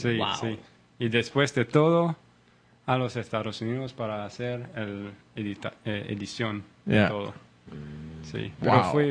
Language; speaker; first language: Spanish; non-native, learner; English